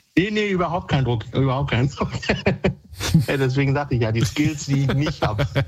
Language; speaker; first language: German; native; German